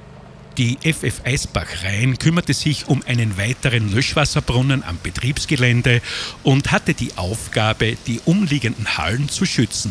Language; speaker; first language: German; native; German